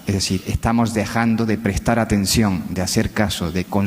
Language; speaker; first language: Spanish; native; Spanish